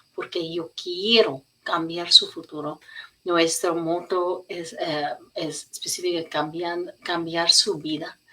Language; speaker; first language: Spanish; non-native, learner; English